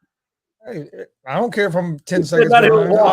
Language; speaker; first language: English; native; English